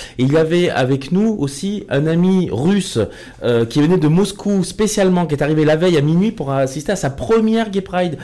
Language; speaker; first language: French; native; French